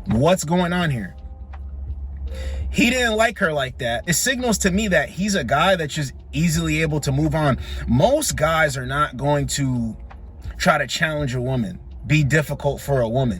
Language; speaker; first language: English; native; English